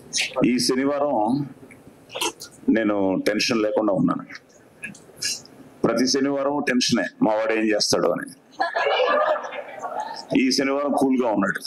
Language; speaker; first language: Telugu; native; Telugu